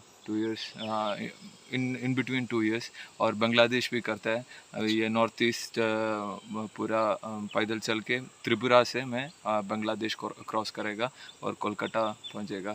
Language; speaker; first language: Hindi; non-native, local second language; Malayalam